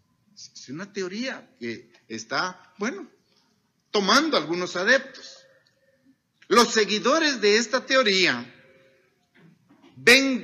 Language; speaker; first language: Spanish; native; Spanish